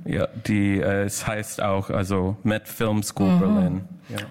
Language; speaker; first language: German; non-native, learner; English